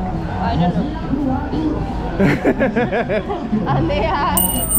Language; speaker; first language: English; non-native, learner; Spanish